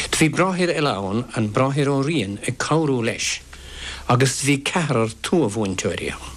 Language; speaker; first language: Irish; native; Irish